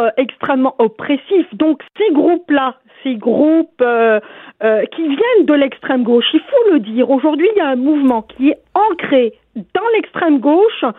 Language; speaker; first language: French; non-native, local second language; Arabic